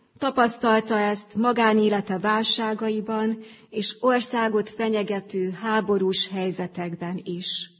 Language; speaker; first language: Hungarian; native; Hungarian